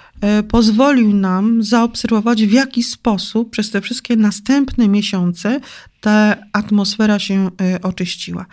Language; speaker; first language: Polish; native; Polish